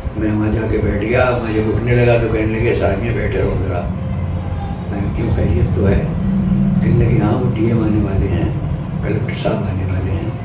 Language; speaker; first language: Urdu; native; Urdu